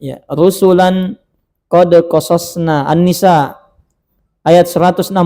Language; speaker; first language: Arabic; non-native, fluent; Indonesian